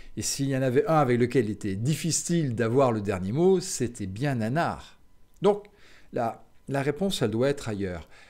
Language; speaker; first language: French; native; French